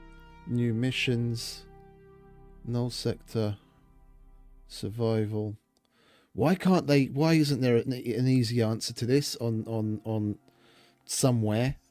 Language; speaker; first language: English; native; English